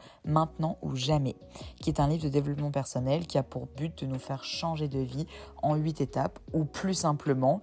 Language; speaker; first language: French; native; French